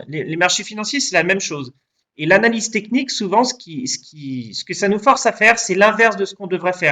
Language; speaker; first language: French; native; French